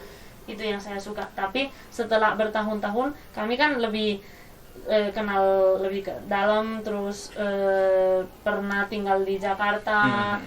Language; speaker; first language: Indonesian; non-native, fluent; Spanish